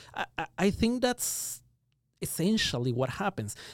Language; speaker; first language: English; non-native, fluent; Spanish